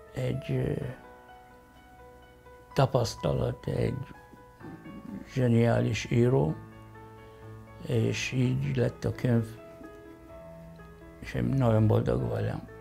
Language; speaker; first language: Hungarian; non-native, fluent; Arabic